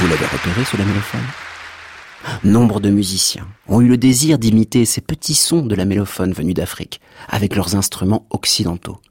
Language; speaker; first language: French; native; French